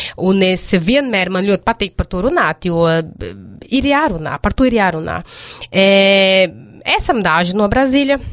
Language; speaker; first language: Latvian; non-native, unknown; Portuguese